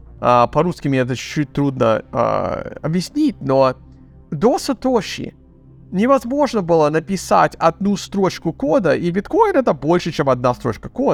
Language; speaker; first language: Russian; early bilingual, heritage; Russian